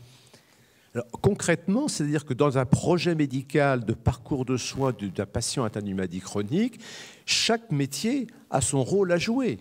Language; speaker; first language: French; native; French